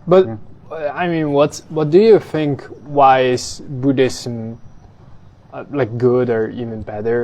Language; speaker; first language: English; non-native, fluent; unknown